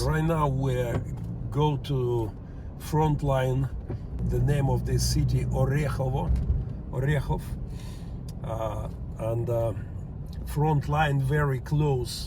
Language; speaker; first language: English; non-native, learner; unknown